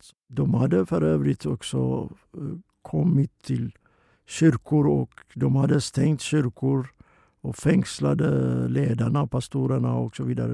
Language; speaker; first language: Swedish; non-native, fluent; Oromo